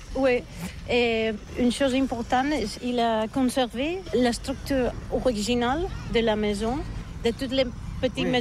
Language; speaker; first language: French; non-native, learner; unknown